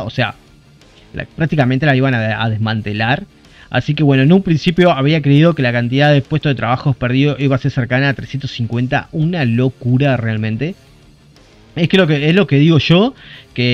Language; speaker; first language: Spanish; native; Spanish